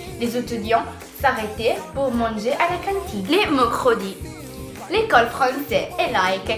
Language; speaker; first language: French; non-native, learner; Italian